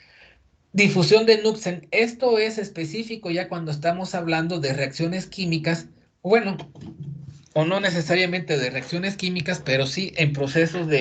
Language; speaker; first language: Spanish; native; Spanish